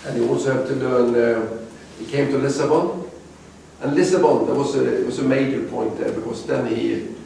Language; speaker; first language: English; non-native, fluent; Swedish